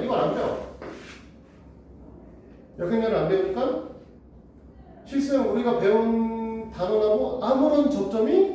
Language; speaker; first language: Korean; native; Korean